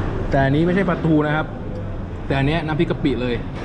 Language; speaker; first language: Thai; native; Thai